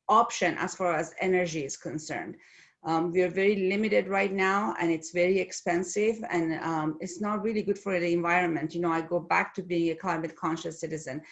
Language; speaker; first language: English; non-native, fluent; Persian